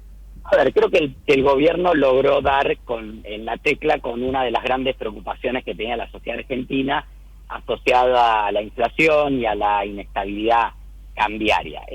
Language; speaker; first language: Spanish; native; Spanish